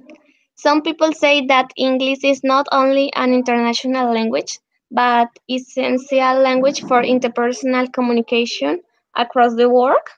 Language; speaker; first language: English; non-native, learner; Spanish